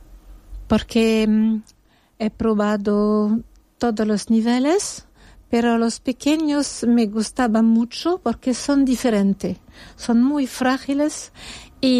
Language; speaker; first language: Spanish; non-native, fluent; French